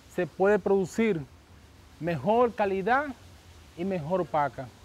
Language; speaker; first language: Spanish; native; Spanish